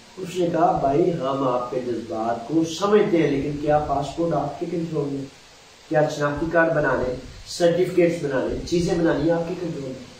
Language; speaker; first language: Urdu; non-native, local second language; Punjabi